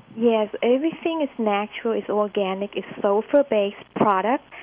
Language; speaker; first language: English; early bilingual, other home language; Vietnamese